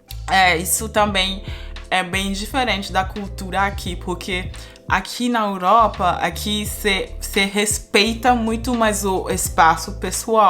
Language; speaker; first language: Portuguese; non-native, fluent; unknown